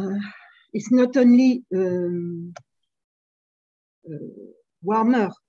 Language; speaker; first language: English; non-native, fluent; French